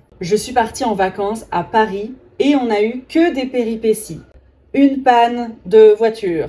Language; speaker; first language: French; native; French